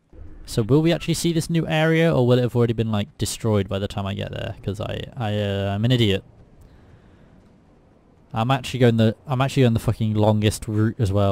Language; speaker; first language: English; native; English